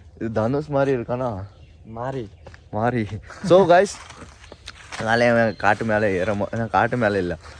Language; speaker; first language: Tamil; non-native, learner; Nepali